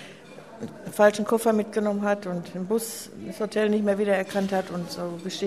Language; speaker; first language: German; native; German